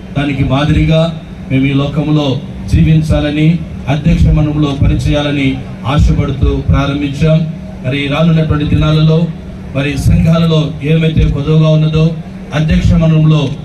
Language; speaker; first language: Telugu; native; Telugu